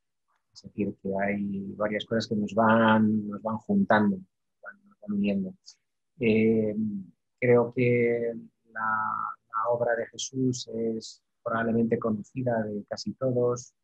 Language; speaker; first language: Spanish; native; Spanish